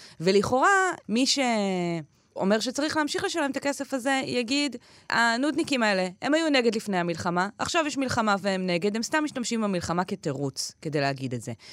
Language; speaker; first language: Hebrew; native; Hebrew